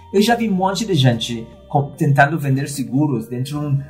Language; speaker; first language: Portuguese; non-native, fluent; English